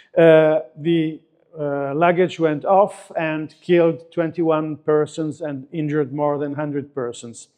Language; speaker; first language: English; non-native, fluent; Italian